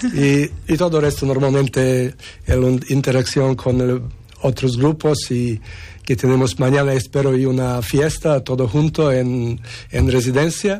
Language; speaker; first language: Spanish; non-native, learner; Serbian